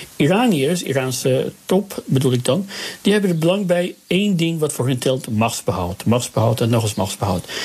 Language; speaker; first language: Dutch; non-native, fluent; Persian